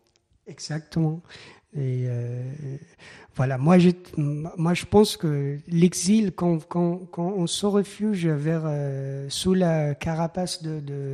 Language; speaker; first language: French; non-native, fluent; Persian